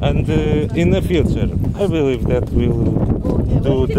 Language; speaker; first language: English; non-native, learner; Portuguese